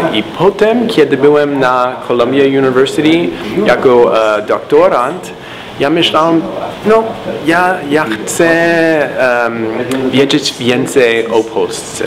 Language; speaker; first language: Polish; non-native, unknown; English